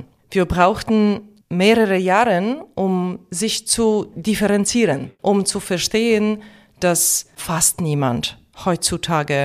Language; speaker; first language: German; non-native, fluent; Polish